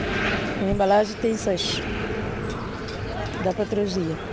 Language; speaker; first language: Portuguese; non-native, learner; Kabuverdianu